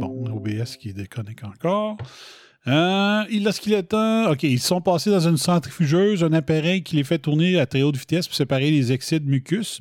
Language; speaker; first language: French; native; French